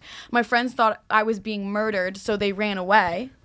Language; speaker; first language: English; native; English